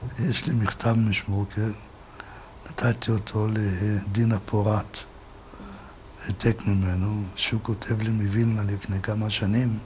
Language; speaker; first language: Hebrew; non-native, fluent; Yiddish